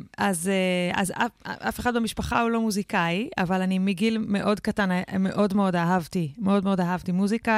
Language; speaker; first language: Hebrew; native; Hebrew